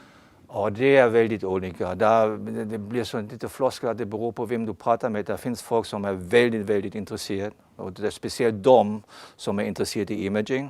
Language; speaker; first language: Swedish; non-native, fluent; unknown